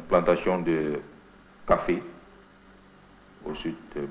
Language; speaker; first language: French; non-native, fluent; Indonesian